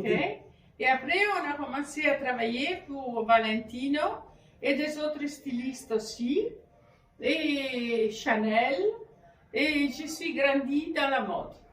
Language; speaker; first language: French; non-native, fluent; Italian